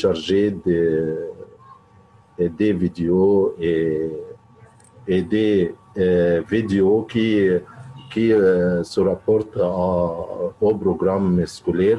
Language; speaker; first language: French; non-native, fluent; Arabic